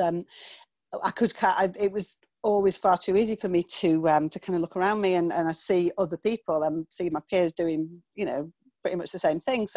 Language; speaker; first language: English; native; English